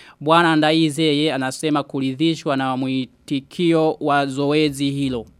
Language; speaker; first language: Swahili; non-native, local second language; Rundi